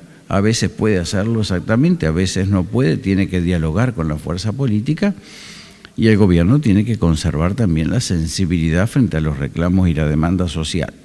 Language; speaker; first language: Spanish; native; Spanish